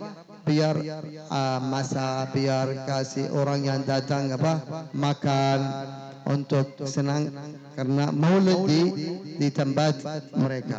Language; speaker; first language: Indonesian; non-native, fluent; Arabic